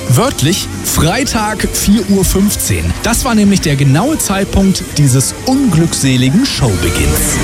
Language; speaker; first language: German; native; German